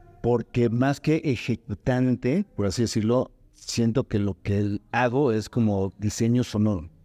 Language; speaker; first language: Spanish; native; Spanish